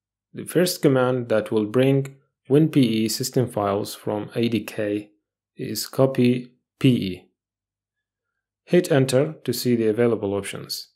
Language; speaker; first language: English; non-native, fluent; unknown